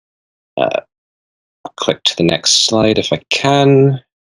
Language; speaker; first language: English; native; English